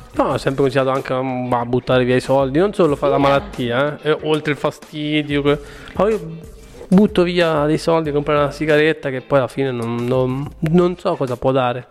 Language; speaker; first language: Italian; non-native, fluent; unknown